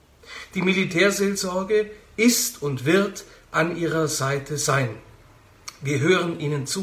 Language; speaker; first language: German; native; German